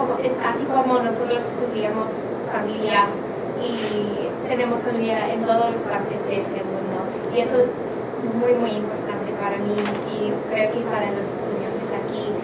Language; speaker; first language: Spanish; non-native, learner; English